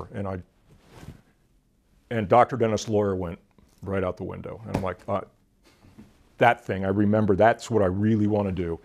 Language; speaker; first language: English; native; English